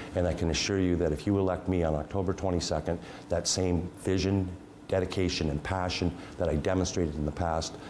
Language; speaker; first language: English; native; English